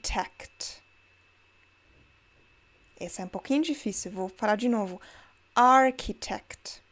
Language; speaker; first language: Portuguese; non-native, fluent; German